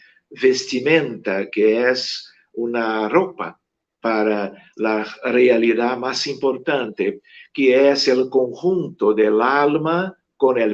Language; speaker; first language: Spanish; non-native, fluent; Portuguese